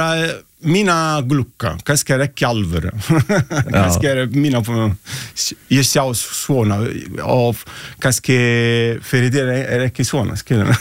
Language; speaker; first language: Icelandic; non-native, learner; Italian